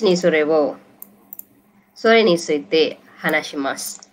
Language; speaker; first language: Japanese; non-native, learner; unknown